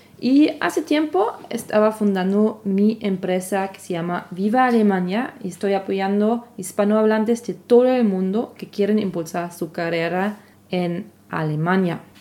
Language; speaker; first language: Spanish; non-native, fluent; German